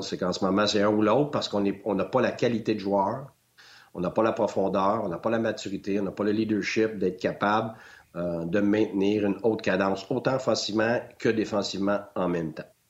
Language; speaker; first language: French; native; French